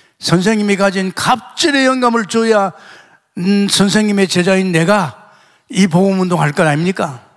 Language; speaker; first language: Korean; native; Korean